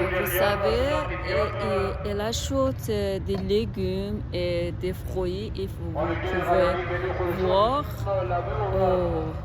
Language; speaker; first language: French; non-native, learner; Persian